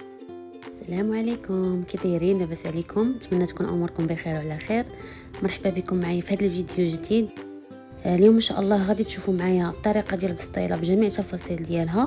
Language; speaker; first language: Arabic; native; Arabic